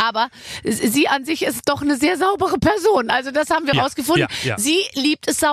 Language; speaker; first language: German; native; German